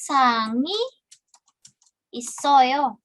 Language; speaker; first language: Korean; non-native, fluent; Indonesian